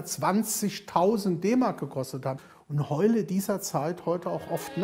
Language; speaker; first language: German; native; German